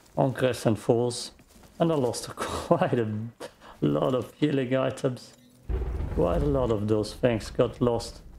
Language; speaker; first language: English; non-native, fluent; German